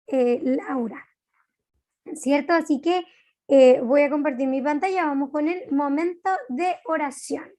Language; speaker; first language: Spanish; native; Spanish